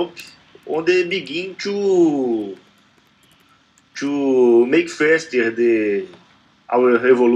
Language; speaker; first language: English; non-native, learner; Portuguese